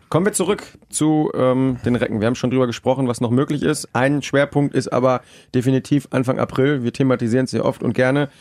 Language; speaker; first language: German; native; German